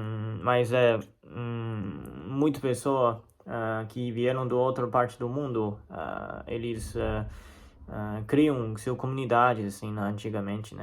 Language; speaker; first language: Portuguese; non-native, fluent; Chinese